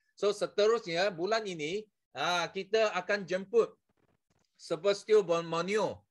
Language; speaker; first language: Malay; non-native, local second language; Chinese